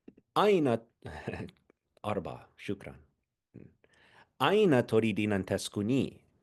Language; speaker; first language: Arabic; non-native, fluent; English